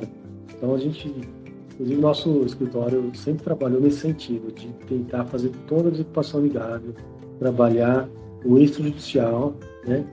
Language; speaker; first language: Portuguese; native; Portuguese